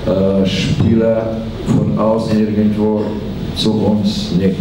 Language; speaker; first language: German; non-native, learner; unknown